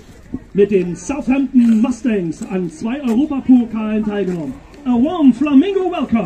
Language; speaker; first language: German; native; German